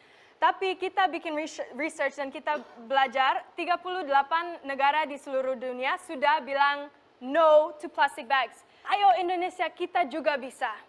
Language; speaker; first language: Indonesian; non-native, local second language; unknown